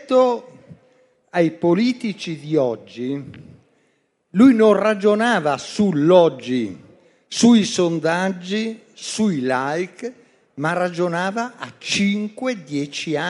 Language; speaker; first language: Italian; native; Italian